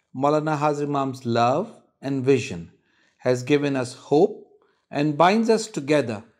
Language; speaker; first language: English; non-native, local second language; Urdu